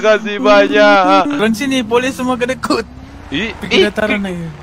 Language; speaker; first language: Malay; native; Malay